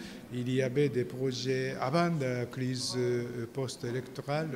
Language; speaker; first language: French; non-native, learner; Japanese